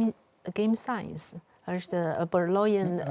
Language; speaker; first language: Albanian; non-native, fluent; Chinese